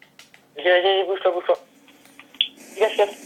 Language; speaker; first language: French; native; French